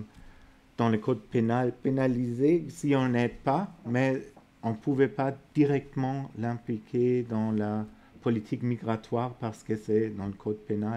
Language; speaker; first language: French; non-native, fluent; German